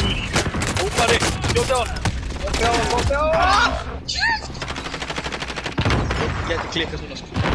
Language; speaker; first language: Icelandic; native; Icelandic